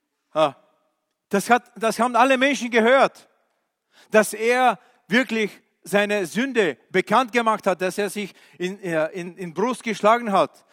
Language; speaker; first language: German; non-native, fluent; Bulgarian